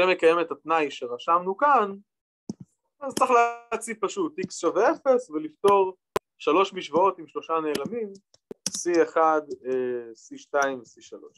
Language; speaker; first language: Hebrew; native; Hebrew